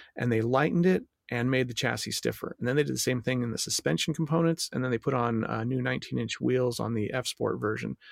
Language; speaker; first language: English; native; English